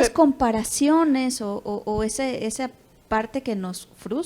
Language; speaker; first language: Spanish; native; Spanish